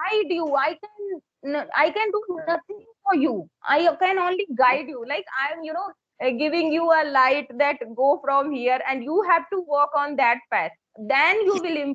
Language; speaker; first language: English; non-native, local second language; Hindi